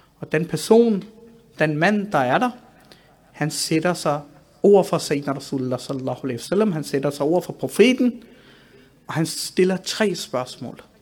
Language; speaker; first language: Danish; early bilingual, other home language; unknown